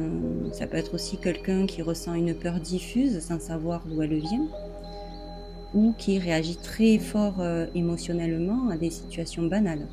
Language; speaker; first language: French; native; French